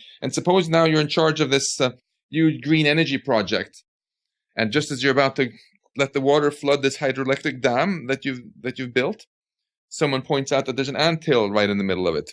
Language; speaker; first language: English; non-native, fluent; Swedish